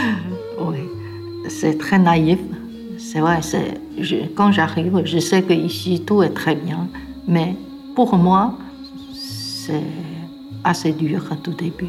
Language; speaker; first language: French; non-native, learner; Chinese